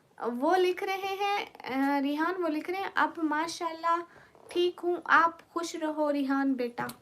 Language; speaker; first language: Urdu; non-native, local second language; Saraiki